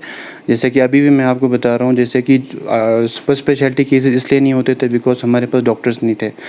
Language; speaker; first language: Hindi; non-native, local second language; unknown